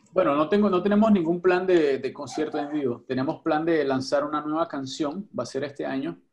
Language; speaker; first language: Spanish; native; Spanish